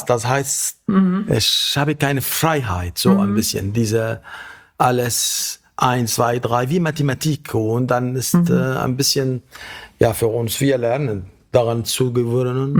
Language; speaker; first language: German; non-native, fluent; Arabic